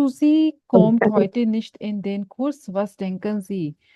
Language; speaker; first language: German; non-native, fluent; Urdu